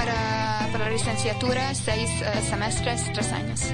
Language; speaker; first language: Spanish; non-native, learner; Hungarian